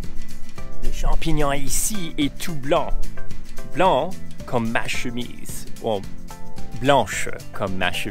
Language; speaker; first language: French; non-native, local second language; English